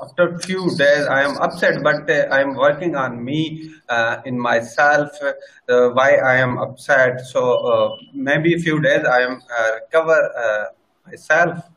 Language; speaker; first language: English; non-native, learner; Sindhi